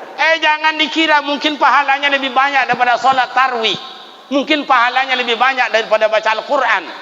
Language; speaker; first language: Malay; non-native, local second language; Minangkabau